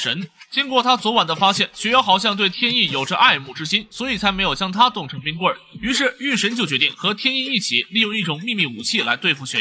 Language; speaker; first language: Chinese; native; Chinese